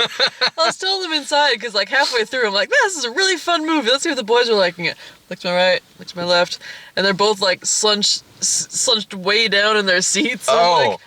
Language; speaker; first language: English; native; English